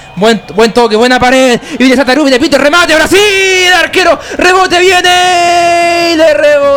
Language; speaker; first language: Spanish; native; Spanish